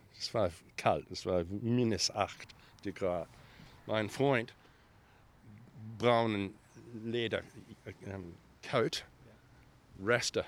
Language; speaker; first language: German; early bilingual, heritage; German